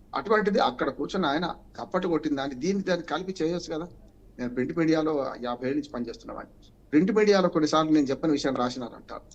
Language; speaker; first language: Telugu; native; Telugu